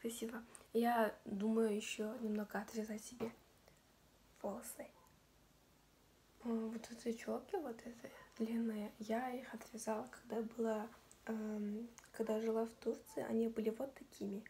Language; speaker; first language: Russian; non-native, local second language; Kazakh